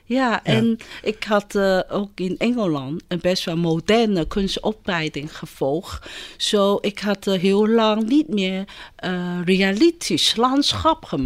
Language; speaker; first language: Dutch; non-native, fluent; Chinese